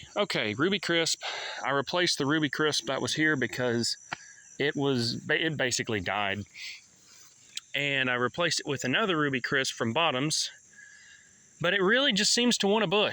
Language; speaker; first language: English; native; English